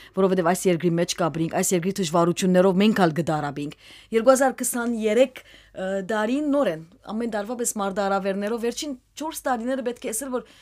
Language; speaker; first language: Armenian; early bilingual, heritage; Armenian